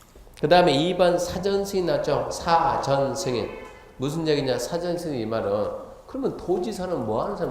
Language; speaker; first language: Korean; native; Korean